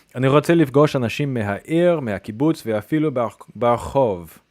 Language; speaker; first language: Hebrew; non-native, learner; English